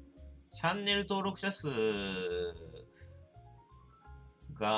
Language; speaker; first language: Japanese; native; Japanese